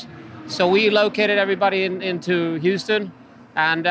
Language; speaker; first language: English; non-native, fluent; Finnish